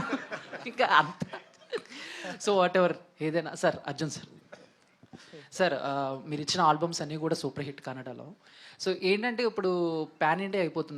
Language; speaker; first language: Telugu; native; Telugu